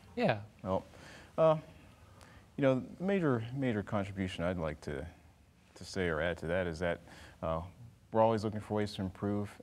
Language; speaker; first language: English; native; English